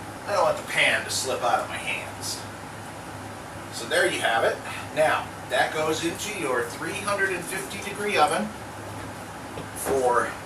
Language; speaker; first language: English; native; English